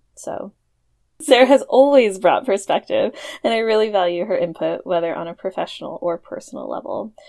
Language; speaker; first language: English; native; English